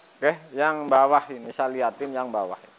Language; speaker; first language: Indonesian; native; Indonesian